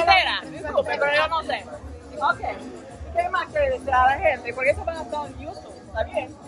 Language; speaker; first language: Spanish; non-native, learner; English